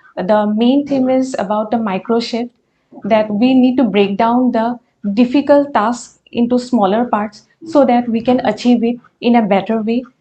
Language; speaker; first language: English; non-native, local second language; Assamese